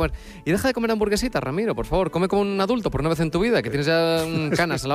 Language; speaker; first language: Spanish; native; Spanish